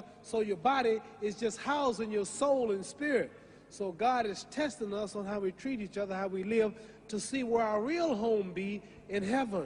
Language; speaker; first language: English; native; English